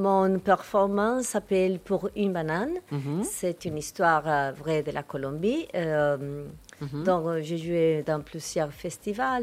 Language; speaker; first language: French; non-native, fluent; Spanish